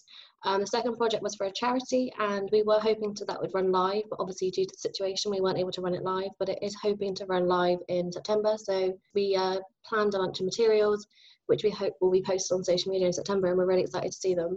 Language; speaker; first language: English; native; English